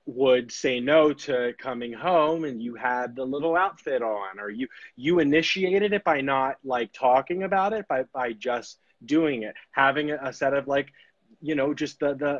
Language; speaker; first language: English; native; English